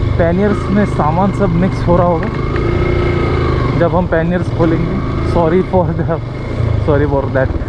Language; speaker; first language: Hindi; non-native, local second language; Marathi